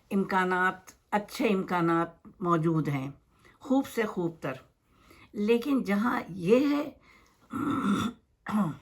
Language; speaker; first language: Urdu; native; Urdu